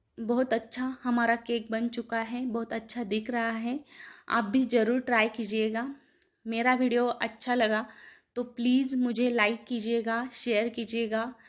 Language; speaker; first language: Hindi; non-native, local second language; Marathi